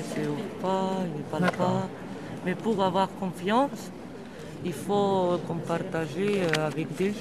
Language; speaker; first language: French; non-native, fluent; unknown